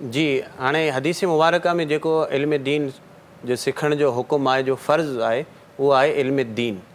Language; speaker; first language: Sindhi; non-native, local second language; Marwari